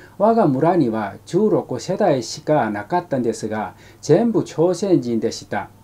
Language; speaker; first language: Japanese; non-native, fluent; Korean